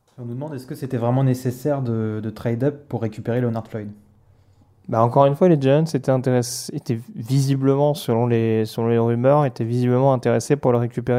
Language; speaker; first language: French; native; French